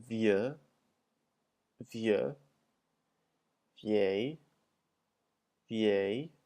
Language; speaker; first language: French; non-native, fluent; English